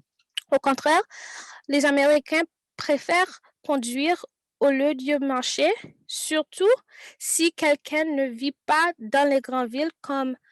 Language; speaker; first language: French; non-native, learner; English